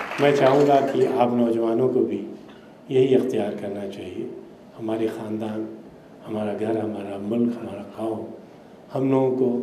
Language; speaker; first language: Urdu; native; Urdu